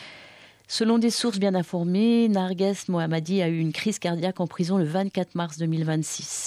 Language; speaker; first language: French; native; French